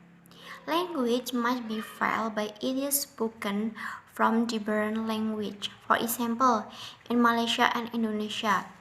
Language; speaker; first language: English; non-native, learner; Indonesian